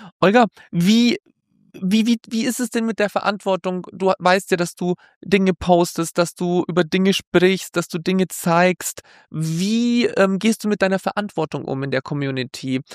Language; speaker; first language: German; native; German